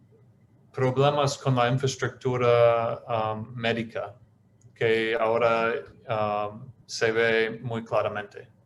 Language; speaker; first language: Spanish; non-native, fluent; English